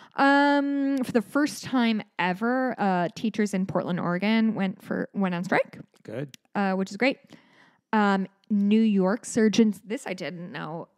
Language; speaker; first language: English; native; English